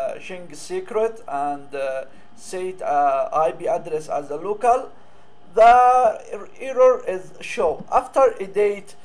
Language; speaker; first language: English; non-native, learner; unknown